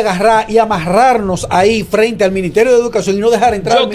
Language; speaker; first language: Spanish; native; Spanish